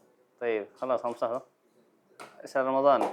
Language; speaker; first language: Arabic; non-native, fluent; Indonesian